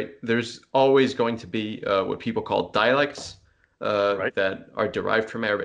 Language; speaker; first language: English; non-native, fluent; French